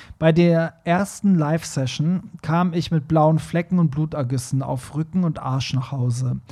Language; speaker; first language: German; early bilingual, other home language; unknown